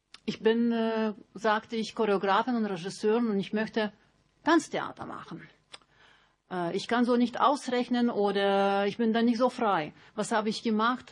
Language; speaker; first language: German; non-native, learner; Lithuanian